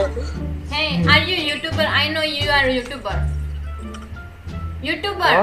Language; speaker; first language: English; early bilingual, heritage; English